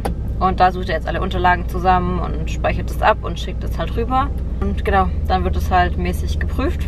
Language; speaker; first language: German; native; German